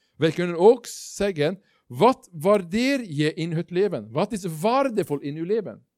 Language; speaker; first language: Dutch; non-native, learner; Norwegian